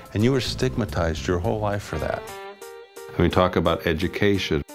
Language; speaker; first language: English; native; English